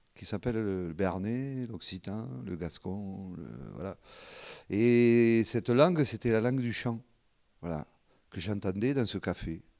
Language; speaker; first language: French; non-native, local second language; Occitan